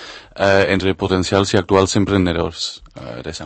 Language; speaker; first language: Catalan; non-native, fluent; Spanish